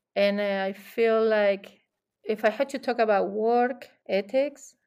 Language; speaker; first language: English; non-native, fluent; Spanish